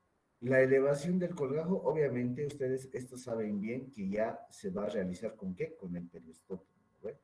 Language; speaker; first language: Spanish; native; Spanish